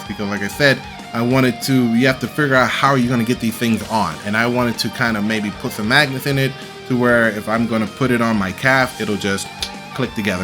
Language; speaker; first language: English; native; English